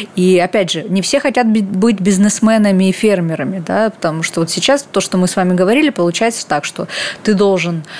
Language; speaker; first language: Russian; native; Russian